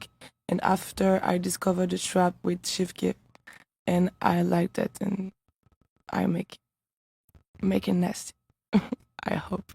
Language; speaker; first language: English; non-native, learner; French